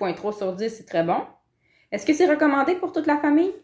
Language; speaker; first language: French; native; French